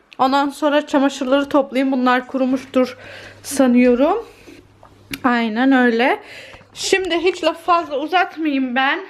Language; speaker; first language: Turkish; early bilingual, heritage; Turkish